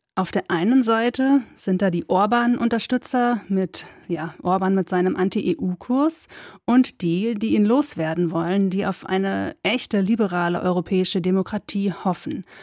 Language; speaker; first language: German; native; German